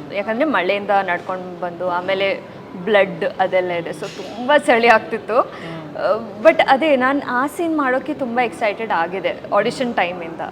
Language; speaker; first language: Kannada; non-native, learner; Hindi